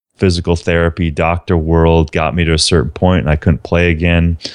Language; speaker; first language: English; native; English